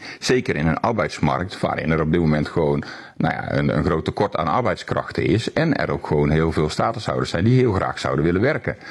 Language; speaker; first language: Dutch; native; Dutch